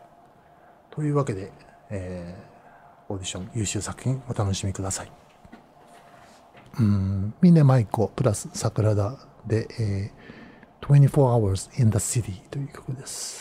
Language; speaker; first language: Japanese; native; Japanese